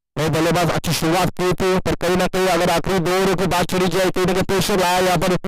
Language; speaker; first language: Hindi; non-native, local second language; Marathi